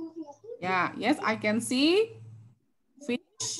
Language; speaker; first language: English; non-native, fluent; Indonesian